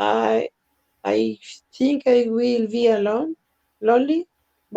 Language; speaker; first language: English; non-native, learner; Spanish